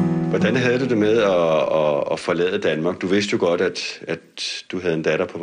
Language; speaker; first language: Danish; native; Danish